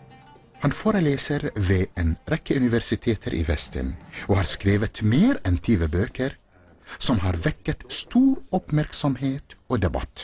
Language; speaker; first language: Norwegian; non-native, fluent; Arabic